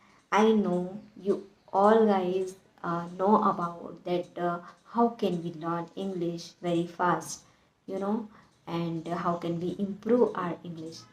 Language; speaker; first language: English; non-native, learner; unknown